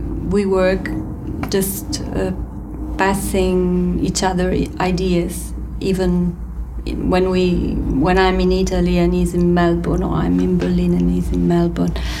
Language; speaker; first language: English; non-native, fluent; Italian